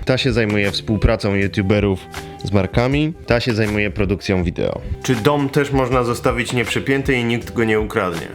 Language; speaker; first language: Polish; native; Polish